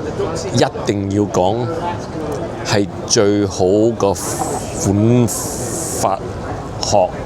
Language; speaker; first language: Cantonese; early bilingual, heritage; English